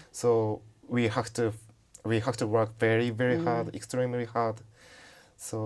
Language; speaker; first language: English; non-native, learner; Japanese